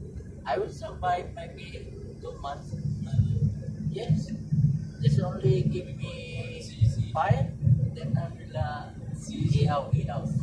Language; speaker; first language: English; non-native, local second language; Filipino